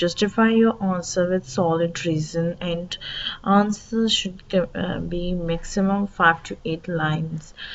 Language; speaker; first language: English; non-native, local second language; Urdu